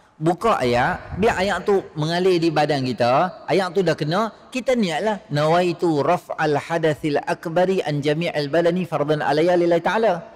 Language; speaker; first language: Malay; native; Malay